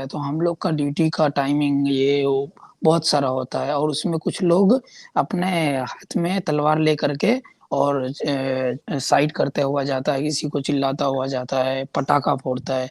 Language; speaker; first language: Hindi; non-native, local second language; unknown